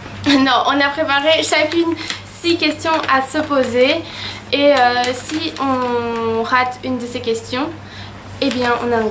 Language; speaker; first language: French; native; French